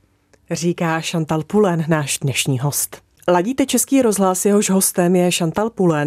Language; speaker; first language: Czech; native; Czech